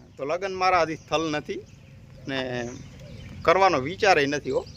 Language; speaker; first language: Gujarati; native; Gujarati